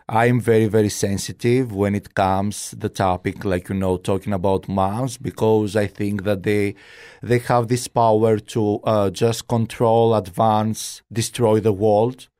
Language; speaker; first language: English; non-native, fluent; Greek